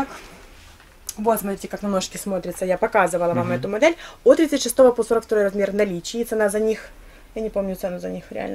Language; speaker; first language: Russian; native; Russian